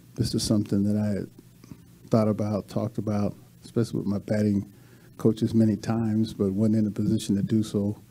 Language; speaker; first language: English; native; English